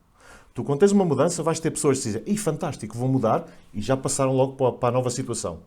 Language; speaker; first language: Portuguese; native; Portuguese